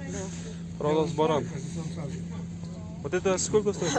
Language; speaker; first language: Russian; non-native, local second language; Kyrgyz